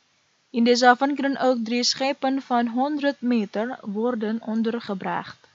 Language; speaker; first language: Dutch; non-native, fluent; Indonesian